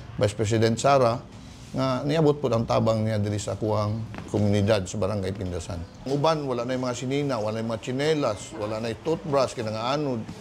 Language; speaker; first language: Cebuano; native; Cebuano